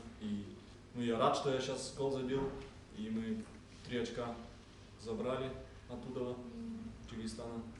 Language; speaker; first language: Russian; non-native, local second language; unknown